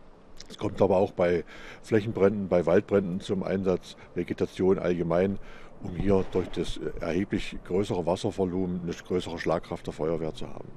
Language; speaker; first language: German; native; German